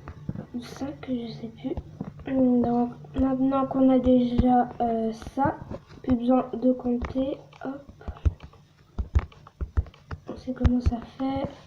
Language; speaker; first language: French; native; French